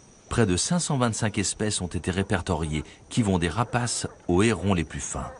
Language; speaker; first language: French; native; French